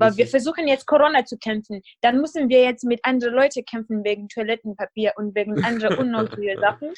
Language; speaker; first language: German; non-native, fluent; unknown